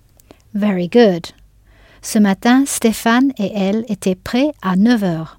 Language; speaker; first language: French; non-native, fluent; English